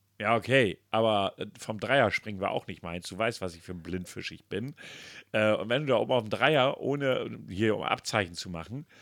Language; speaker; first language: German; native; German